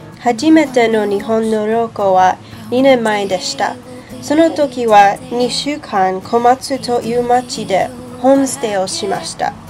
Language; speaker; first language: Japanese; non-native, learner; English